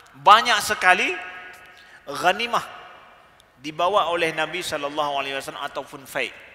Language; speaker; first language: Malay; native; Malay